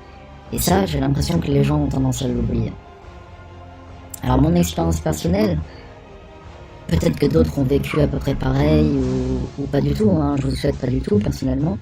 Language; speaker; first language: French; native; French